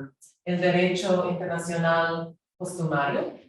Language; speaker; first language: Spanish; non-native, fluent; English